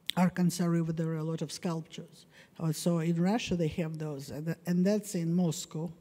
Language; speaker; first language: English; non-native, fluent; Russian